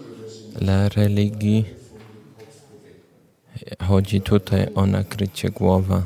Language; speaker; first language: Polish; non-native, learner; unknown